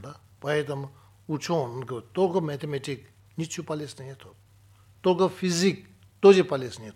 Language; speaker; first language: Russian; non-native, learner; Tibetan